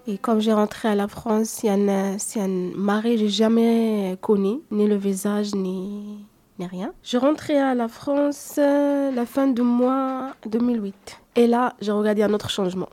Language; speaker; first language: French; non-native, learner; Arabic